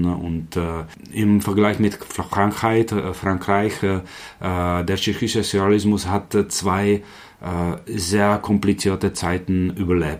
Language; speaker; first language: German; non-native, fluent; Czech